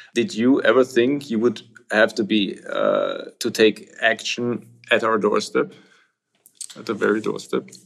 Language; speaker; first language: English; non-native, fluent; German